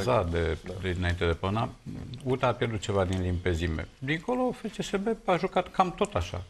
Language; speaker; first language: Romanian; native; Romanian